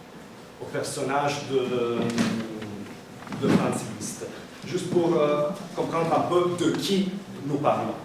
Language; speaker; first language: French; non-native, fluent; Italian